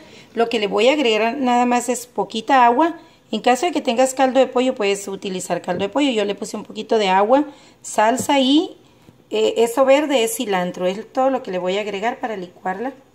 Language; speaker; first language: Spanish; native; Spanish